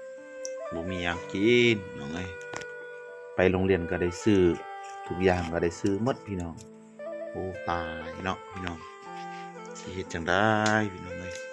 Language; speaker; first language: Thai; non-native, local second language; Lao